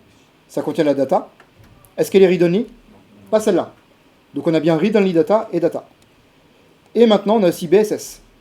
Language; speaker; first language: French; native; French